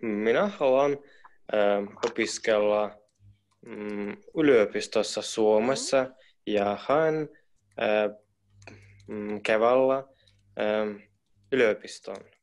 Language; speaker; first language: Finnish; non-native, learner; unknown